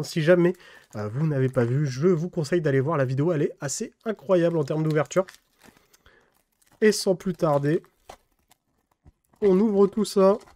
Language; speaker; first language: French; native; French